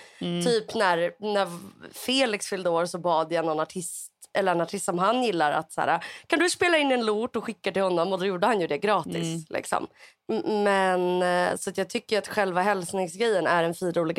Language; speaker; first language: Swedish; native; Swedish